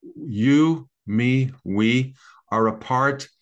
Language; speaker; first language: English; native; English